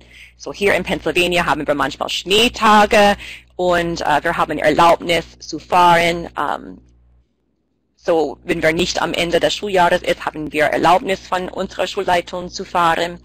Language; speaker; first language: German; non-native, fluent; English